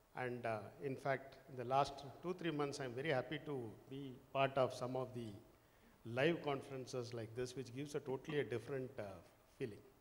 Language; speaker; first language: English; non-native, local second language; Tamil